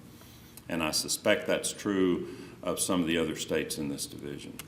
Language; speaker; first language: English; native; English